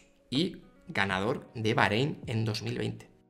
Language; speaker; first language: Spanish; native; Spanish